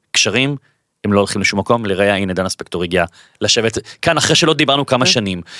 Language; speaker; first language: Hebrew; native; Hebrew